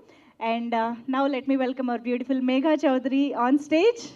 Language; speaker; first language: Telugu; native; Telugu